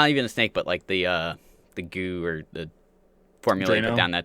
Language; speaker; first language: English; native; English